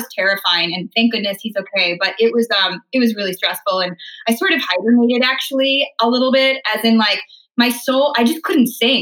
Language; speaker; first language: English; native; English